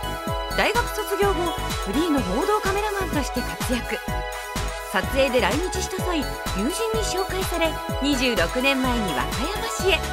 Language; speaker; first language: Japanese; native; Japanese